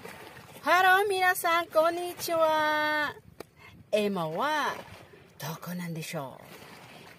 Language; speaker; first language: Japanese; non-native, learner; Cebuano